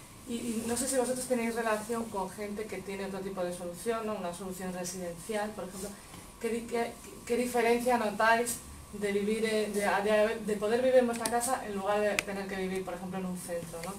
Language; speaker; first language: Spanish; native; Spanish